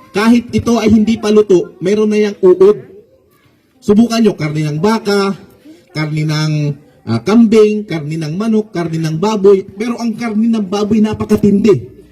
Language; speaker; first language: Filipino; non-native, local second language; Waray